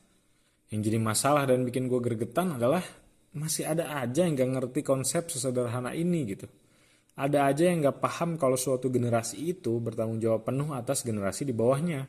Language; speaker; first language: Indonesian; native; Indonesian